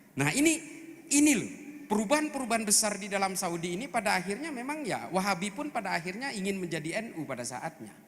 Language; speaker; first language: Indonesian; non-native, local second language; Madurese